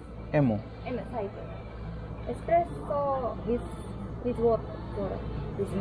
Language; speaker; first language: Japanese; native; Japanese